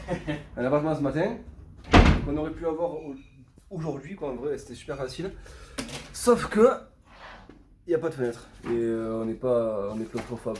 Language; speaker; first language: French; native; French